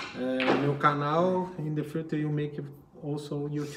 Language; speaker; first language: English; non-native, learner; Portuguese